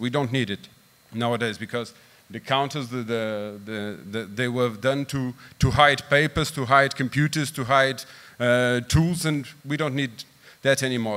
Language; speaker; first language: English; non-native, fluent; Portuguese